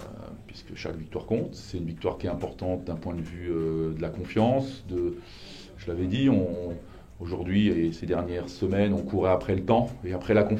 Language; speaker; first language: French; native; French